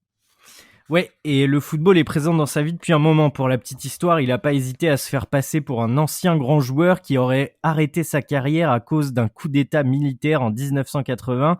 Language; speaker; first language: French; native; French